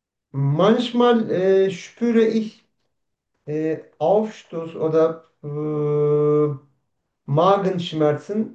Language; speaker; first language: German; non-native, learner; Turkish